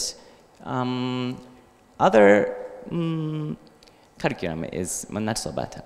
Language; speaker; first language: English; non-native, learner; Japanese